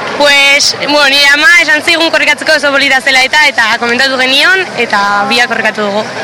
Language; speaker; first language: Basque; non-native, local second language; Spanish